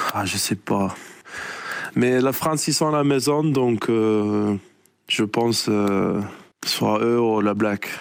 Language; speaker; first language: French; non-native, learner; English